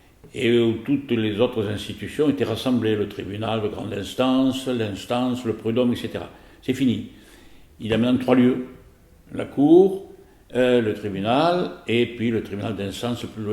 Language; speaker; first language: French; native; French